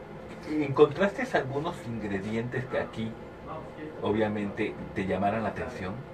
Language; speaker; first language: Spanish; native; Spanish